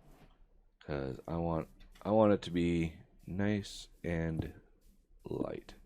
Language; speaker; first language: English; native; English